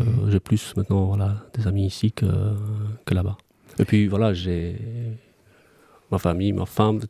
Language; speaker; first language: French; non-native, fluent; Albanian